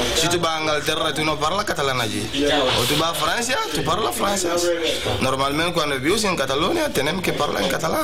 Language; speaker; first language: Catalan; non-native, learner; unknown